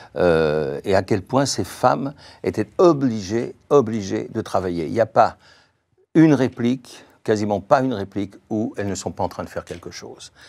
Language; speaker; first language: French; native; French